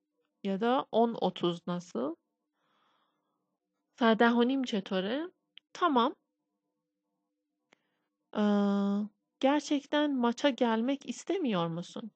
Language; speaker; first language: Turkish; non-native, fluent; Persian